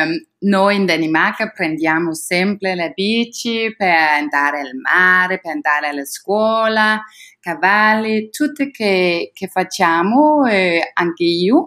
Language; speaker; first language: Italian; non-native, learner; Danish